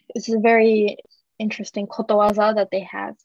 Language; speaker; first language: English; early bilingual, other home language; Japanese